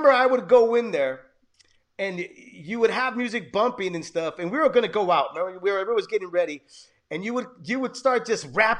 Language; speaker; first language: English; early bilingual, other home language; Spanish